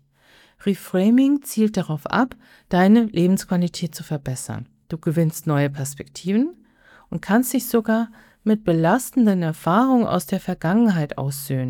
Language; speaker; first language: German; native; German